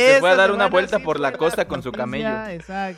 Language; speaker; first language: Spanish; native; Spanish